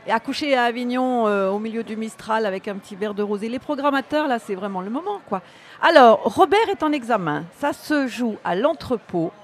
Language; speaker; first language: French; native; French